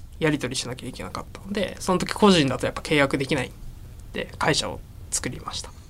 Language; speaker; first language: Japanese; native; Japanese